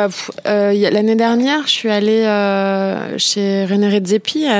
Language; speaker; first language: French; native; French